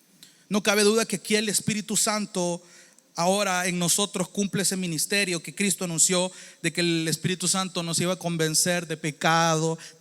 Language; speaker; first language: Spanish; native; Spanish